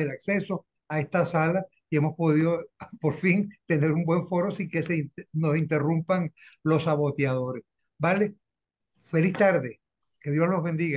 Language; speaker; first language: Spanish; native; Spanish